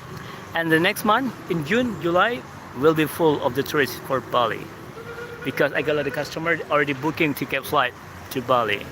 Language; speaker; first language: English; non-native, learner; Indonesian